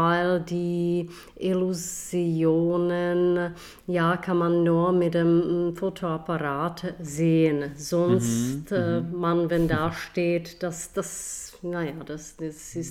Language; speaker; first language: German; non-native, fluent; Czech